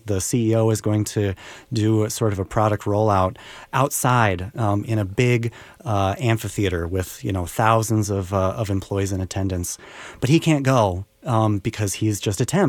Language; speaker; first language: English; native; English